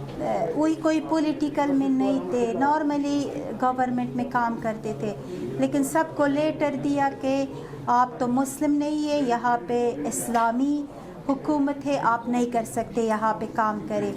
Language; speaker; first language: Hindi; non-native, fluent; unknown